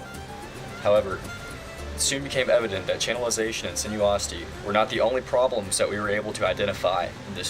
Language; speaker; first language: English; native; English